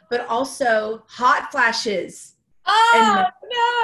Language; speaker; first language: English; native; English